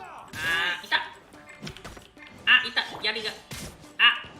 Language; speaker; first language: Japanese; non-native, learner; Indonesian